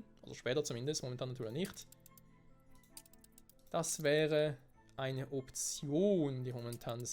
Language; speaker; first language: German; native; German